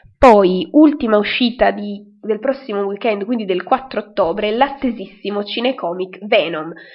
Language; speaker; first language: Italian; native; Italian